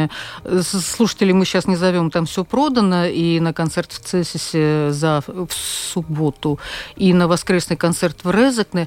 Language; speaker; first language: Russian; native; Russian